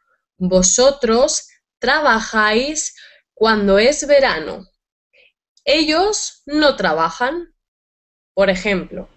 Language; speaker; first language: Spanish; native; Spanish